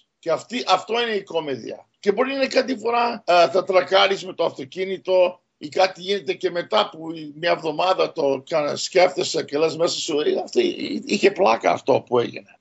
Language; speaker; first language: Greek; early bilingual, heritage; Greek